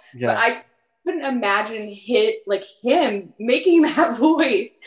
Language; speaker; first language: English; early bilingual, other home language; French